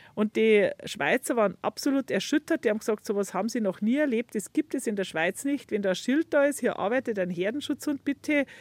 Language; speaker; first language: German; native; German